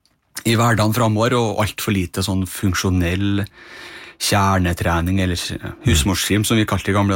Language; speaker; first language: Norwegian; native; Norwegian